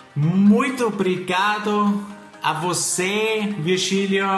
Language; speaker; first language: Portuguese; non-native, fluent; German